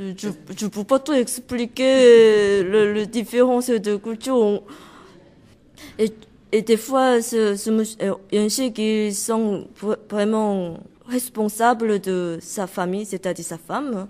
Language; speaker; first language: French; non-native, learner; Korean